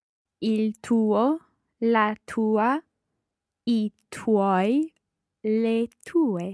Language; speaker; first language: Italian; non-native, learner; English